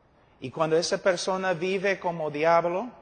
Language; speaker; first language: Spanish; non-native, fluent; English